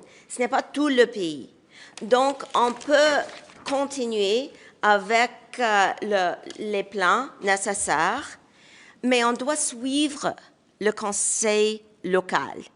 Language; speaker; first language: French; non-native, local second language; English